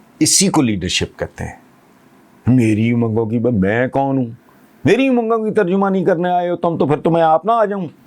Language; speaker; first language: Urdu; non-native, local second language; Punjabi